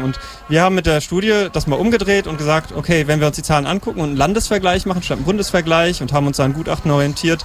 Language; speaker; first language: German; native; German